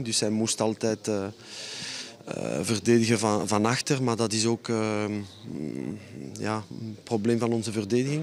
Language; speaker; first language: Dutch; non-native, fluent; French